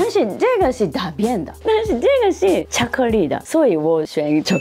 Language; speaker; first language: Chinese; non-native, learner; Japanese